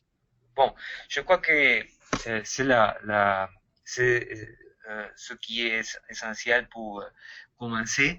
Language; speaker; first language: French; non-native, fluent; Spanish